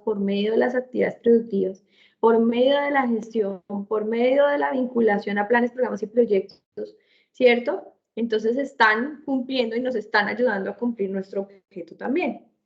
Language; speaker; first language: Spanish; native; Spanish